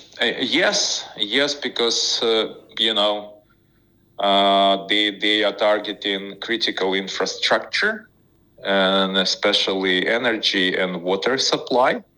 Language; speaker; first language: English; non-native, fluent; Ukrainian